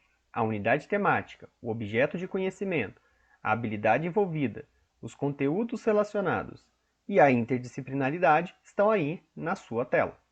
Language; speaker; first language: Portuguese; native; Portuguese